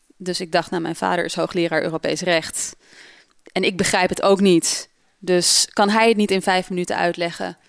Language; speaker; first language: Dutch; native; Dutch